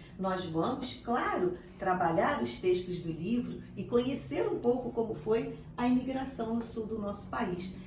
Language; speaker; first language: Portuguese; native; Portuguese